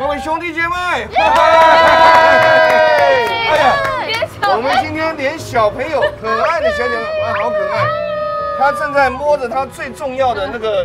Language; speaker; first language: Chinese; native; Chinese